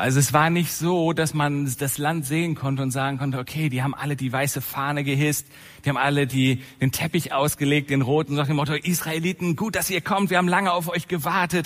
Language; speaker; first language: German; native; German